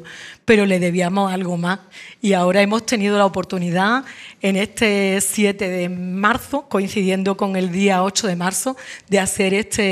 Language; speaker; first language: Spanish; native; Spanish